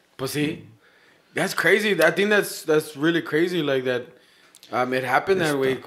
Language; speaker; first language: English; early bilingual, other home language; Spanish